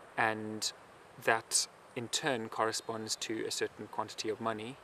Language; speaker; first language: English; native; English